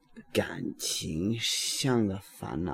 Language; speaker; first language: Chinese; non-native, learner; English